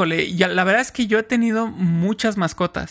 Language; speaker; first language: Spanish; native; Spanish